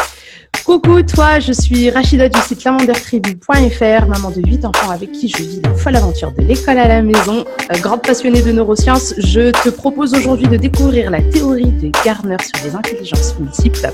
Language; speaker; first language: French; native; French